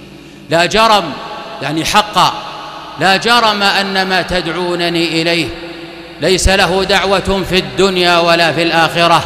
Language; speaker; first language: Arabic; native; Arabic